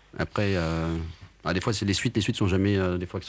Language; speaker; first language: French; native; French